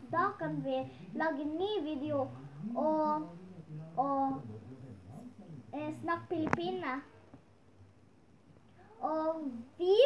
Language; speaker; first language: Norwegian; early bilingual, other home language; Cebuano